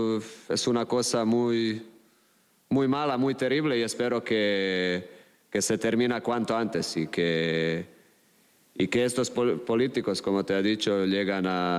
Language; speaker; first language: Spanish; non-native, fluent; Croatian